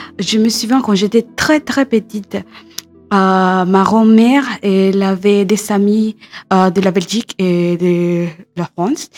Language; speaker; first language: French; non-native, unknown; Spanish